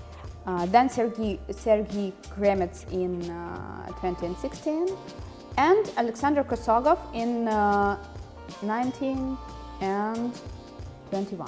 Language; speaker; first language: English; non-native, fluent; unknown